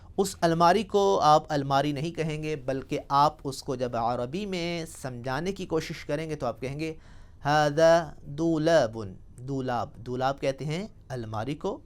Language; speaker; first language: Urdu; non-native, local second language; Punjabi